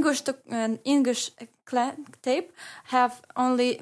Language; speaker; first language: English; non-native, learner; Ingush